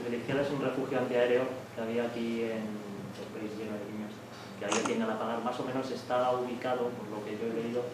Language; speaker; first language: Spanish; native; Spanish